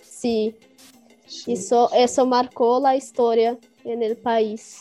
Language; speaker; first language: Spanish; non-native, learner; Portuguese